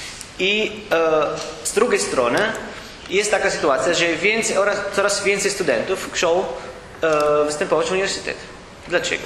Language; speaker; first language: Polish; non-native, learner; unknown